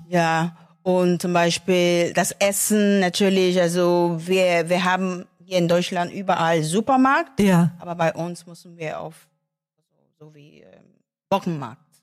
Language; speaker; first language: German; non-native, learner; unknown